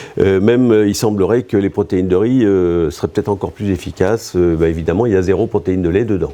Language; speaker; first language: French; native; French